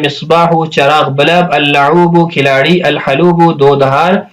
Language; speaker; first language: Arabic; non-native, fluent; Urdu